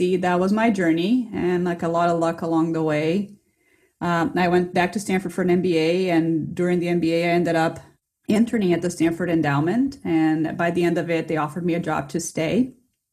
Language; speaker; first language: English; non-native, fluent; Portuguese